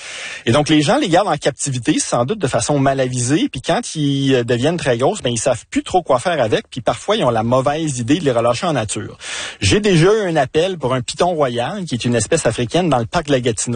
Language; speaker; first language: French; native; French